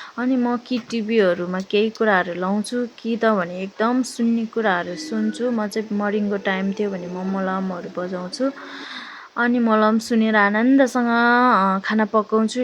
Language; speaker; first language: Nepali; non-native, local second language; Sherpa